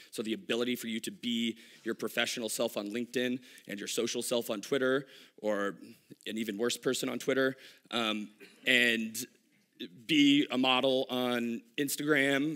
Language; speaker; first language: English; native; English